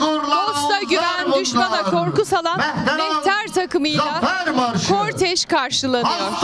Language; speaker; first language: Turkish; native; Turkish